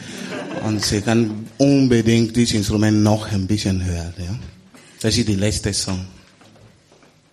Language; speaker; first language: German; non-native, learner; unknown